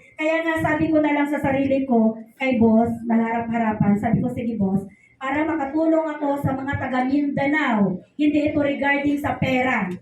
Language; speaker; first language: Filipino; non-native, local second language; Hiligaynon